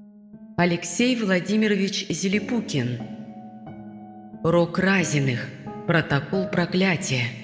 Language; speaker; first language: Russian; native; Russian